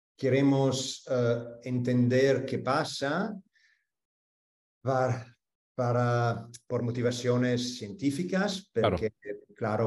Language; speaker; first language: Spanish; non-native, fluent; Italian